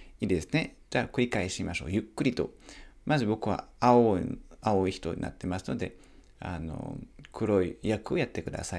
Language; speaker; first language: Japanese; non-native, fluent; French